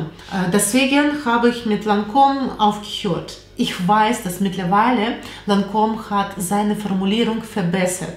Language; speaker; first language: German; non-native, learner; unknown